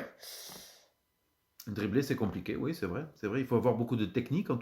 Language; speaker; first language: French; native; French